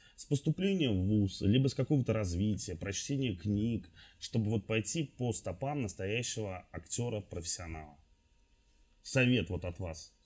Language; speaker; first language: Russian; native; Russian